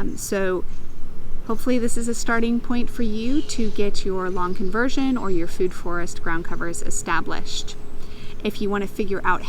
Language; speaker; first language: English; native; English